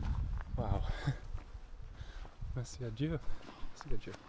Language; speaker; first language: French; non-native, learner; English